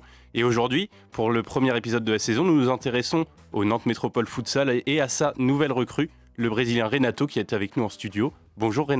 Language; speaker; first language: French; native; French